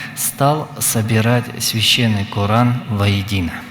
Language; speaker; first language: Russian; non-native, local second language; Kazakh